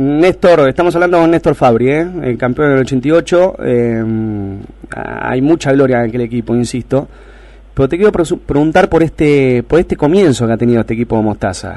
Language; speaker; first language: Spanish; native; Spanish